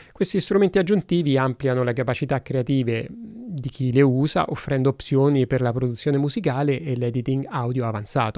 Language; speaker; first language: Italian; native; Italian